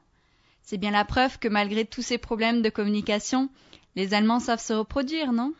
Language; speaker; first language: French; native; French